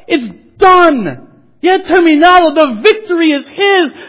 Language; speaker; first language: English; native; English